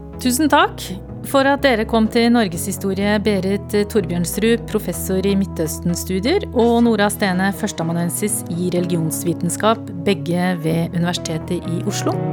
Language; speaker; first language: Norwegian; native; Norwegian